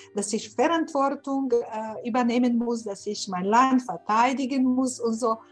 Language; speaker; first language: German; non-native, fluent; Bosnian